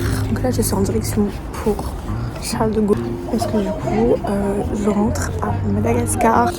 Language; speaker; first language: French; non-native, local second language; Malagasy